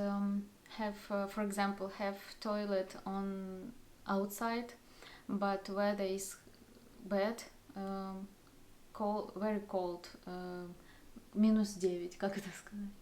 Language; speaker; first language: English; non-native, learner; Russian